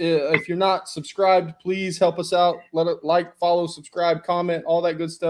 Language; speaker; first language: English; native; English